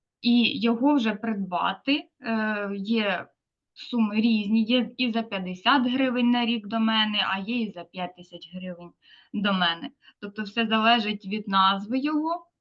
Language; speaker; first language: Ukrainian; native; Ukrainian